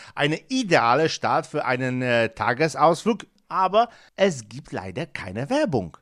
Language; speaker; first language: German; non-native, fluent; Polish